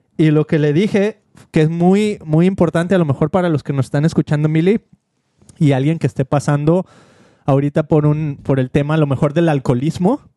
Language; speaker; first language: Spanish; native; Spanish